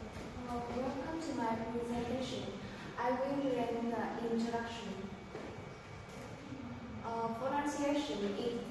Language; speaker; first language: English; non-native, learner; Vietnamese